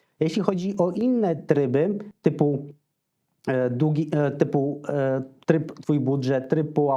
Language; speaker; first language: Polish; non-native, fluent; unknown